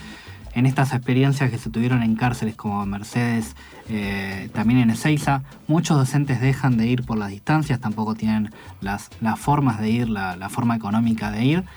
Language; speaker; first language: Spanish; native; Spanish